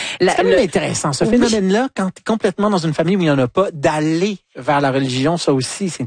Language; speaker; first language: French; native; French